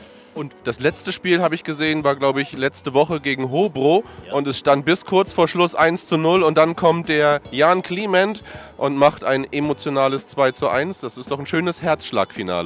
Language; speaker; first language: German; native; German